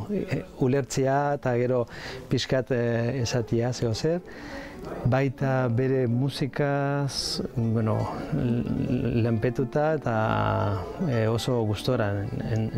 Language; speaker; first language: Basque; non-native, learner; Spanish